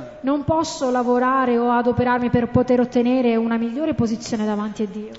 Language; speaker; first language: Italian; non-native, fluent; English